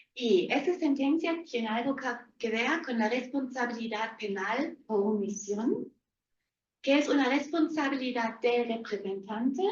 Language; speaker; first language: Spanish; non-native, fluent; German